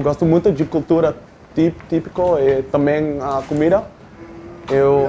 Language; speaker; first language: Portuguese; non-native, learner; Dutch